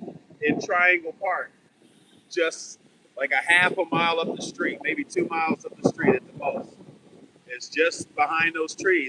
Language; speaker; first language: English; native; English